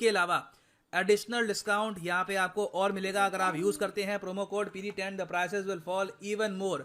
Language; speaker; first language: Hindi; native; Hindi